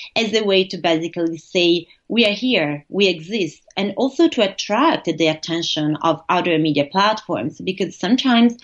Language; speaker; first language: English; non-native, fluent; Italian